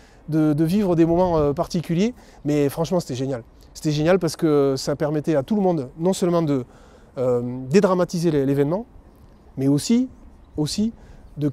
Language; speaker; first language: French; native; French